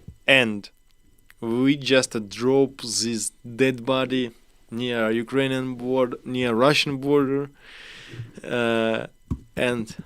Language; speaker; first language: English; non-native, learner; Ukrainian